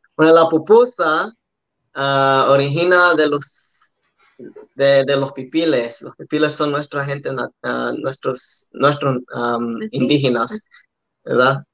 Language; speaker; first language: Spanish; early bilingual, other home language; English